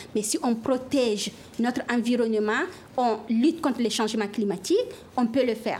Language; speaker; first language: French; non-native, local second language; Fula